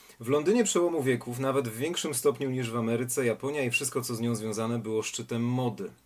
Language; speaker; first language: Polish; native; Polish